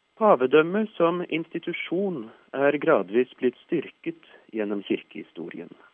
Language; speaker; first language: Norwegian; native; Norwegian